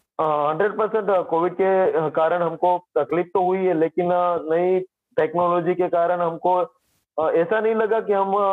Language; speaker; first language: Hindi; non-native, local second language; Gujarati